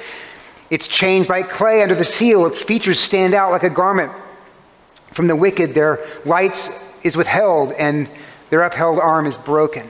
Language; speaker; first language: English; native; English